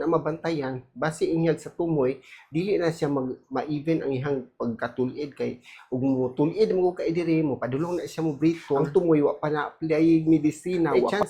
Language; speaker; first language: Cebuano; native; Cebuano